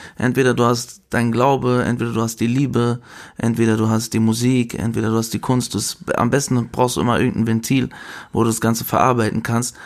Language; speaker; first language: German; early bilingual, other home language; Spanish